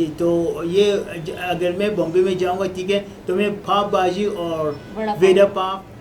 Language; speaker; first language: Hindi; non-native, learner; Arabic